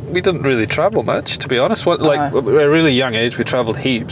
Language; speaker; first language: English; native; English